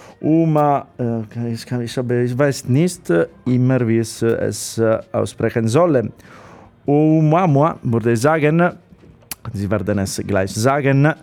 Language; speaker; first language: German; non-native, learner; Italian